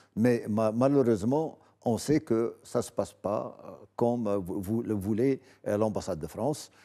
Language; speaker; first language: French; non-native, local second language; Arabic